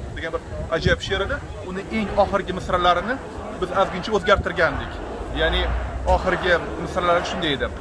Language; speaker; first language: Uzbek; non-native, local second language; Russian